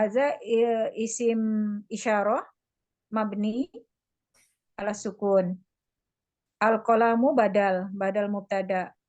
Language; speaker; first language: Arabic; non-native, learner; Indonesian